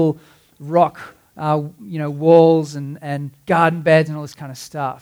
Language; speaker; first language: English; native; English